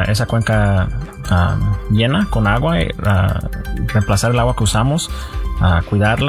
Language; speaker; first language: Spanish; early bilingual, heritage; Spanish